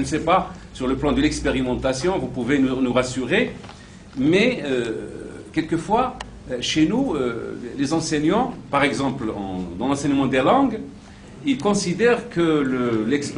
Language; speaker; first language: French; non-native, local second language; Arabic